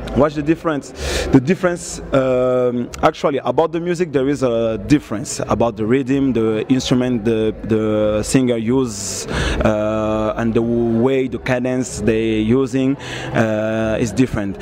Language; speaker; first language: English; non-native, learner; Portuguese